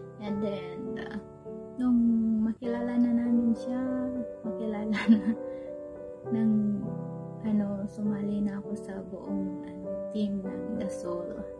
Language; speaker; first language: Filipino; non-native, local second language; Iloko